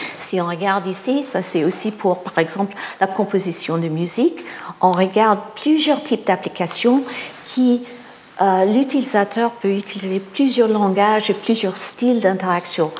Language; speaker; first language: French; non-native, fluent; English